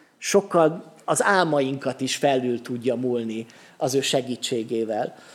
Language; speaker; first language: Hungarian; native; Hungarian